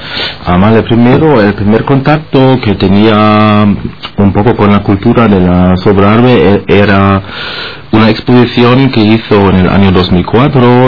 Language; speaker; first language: Spanish; non-native, fluent; German